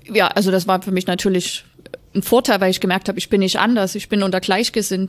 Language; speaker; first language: German; native; German